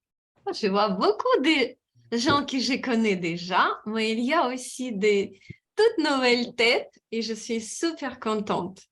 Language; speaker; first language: French; non-native, fluent; Russian